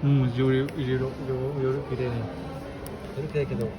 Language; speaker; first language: Japanese; non-native, learner; Hmong